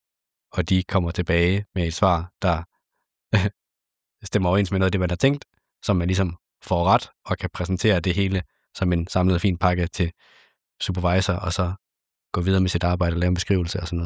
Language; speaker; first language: Danish; native; Danish